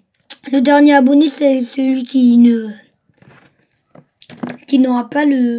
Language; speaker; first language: French; early bilingual, other home language; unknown